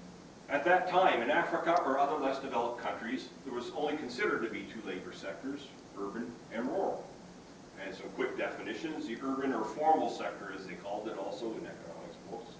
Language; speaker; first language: English; native; English